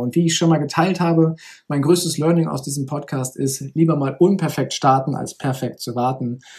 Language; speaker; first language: German; native; German